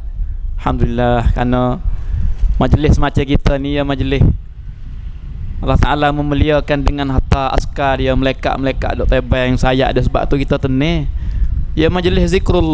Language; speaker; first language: Malay; native; Malay